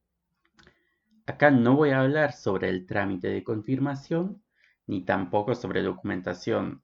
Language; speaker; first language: Spanish; non-native, fluent; Polish